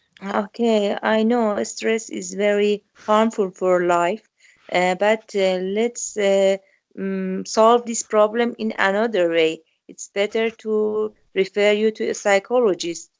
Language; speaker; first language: English; non-native, learner; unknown